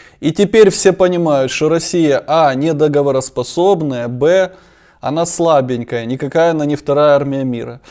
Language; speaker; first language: Russian; non-native, local second language; Ukrainian